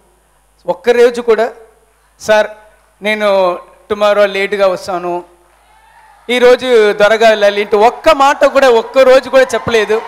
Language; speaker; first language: Telugu; non-native, learner; Tamil